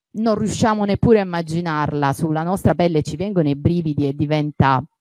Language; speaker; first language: Italian; native; Italian